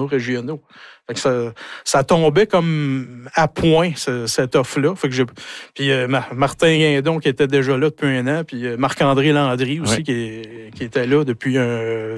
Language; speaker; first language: French; native; French